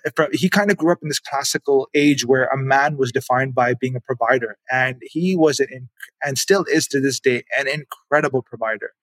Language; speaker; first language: English; non-native, local second language; Urdu